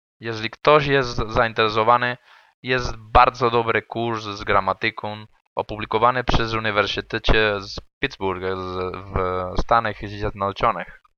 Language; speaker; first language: Polish; non-native, learner; Spanish